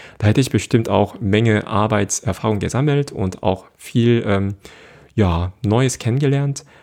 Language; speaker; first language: German; non-native, fluent; Korean